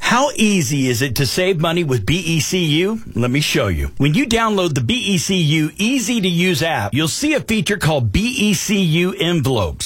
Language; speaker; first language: English; native; English